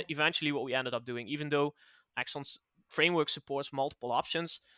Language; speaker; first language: English; non-native, fluent; Dutch